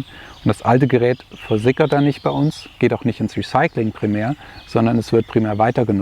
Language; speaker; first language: German; native; German